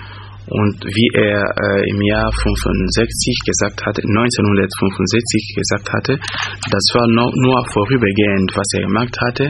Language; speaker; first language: German; non-native, fluent; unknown